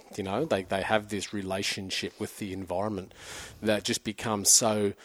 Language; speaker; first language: English; native; English